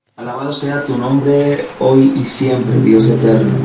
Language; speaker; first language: Spanish; non-native, learner; Czech